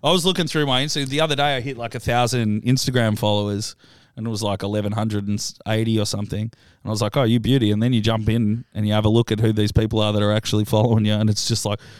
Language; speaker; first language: English; native; English